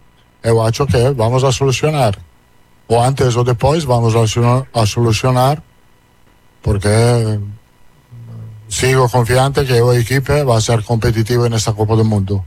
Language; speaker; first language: Portuguese; non-native, learner; Italian